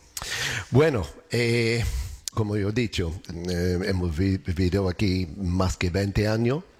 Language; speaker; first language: Spanish; non-native, learner; English